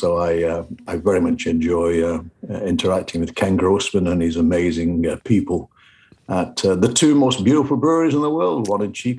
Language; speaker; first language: English; native; English